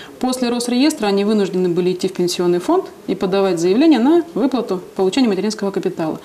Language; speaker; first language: Russian; native; Russian